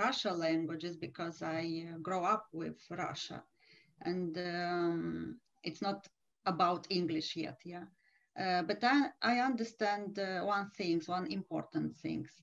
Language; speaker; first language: English; non-native, learner; Romanian